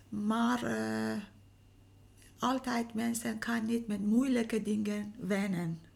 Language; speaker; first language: Dutch; non-native, learner; Persian